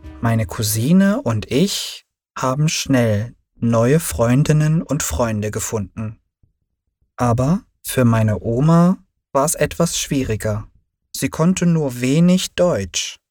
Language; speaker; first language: German; early bilingual, other home language; Turkish